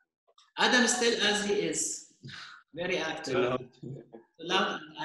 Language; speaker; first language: English; non-native, fluent; Arabic